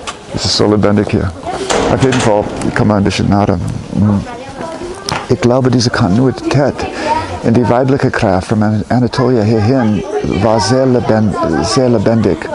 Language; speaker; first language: German; non-native, fluent; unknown